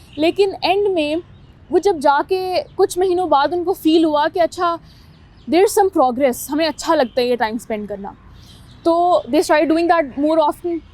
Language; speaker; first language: Urdu; native; Urdu